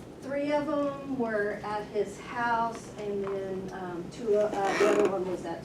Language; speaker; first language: English; native; English